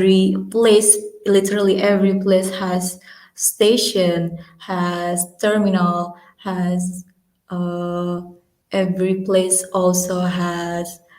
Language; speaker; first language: English; non-native, learner; Indonesian